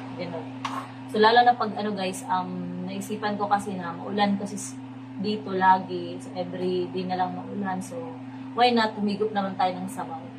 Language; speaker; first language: Filipino; non-native, local second language; Cebuano